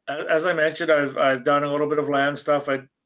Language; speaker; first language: English; native; English